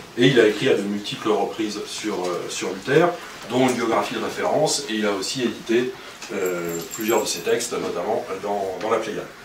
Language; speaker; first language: French; native; French